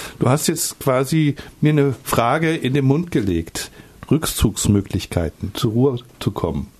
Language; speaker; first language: German; native; German